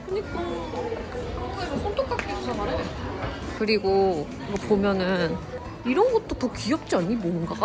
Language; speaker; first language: Korean; native; Korean